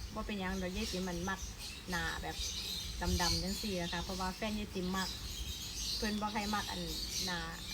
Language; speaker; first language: Thai; non-native, local second language; Northeastern Thai